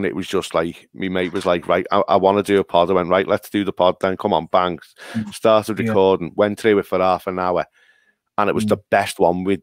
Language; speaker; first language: English; native; English